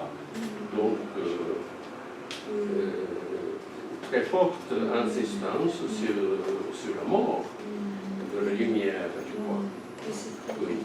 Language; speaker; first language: French; non-native, fluent; Japanese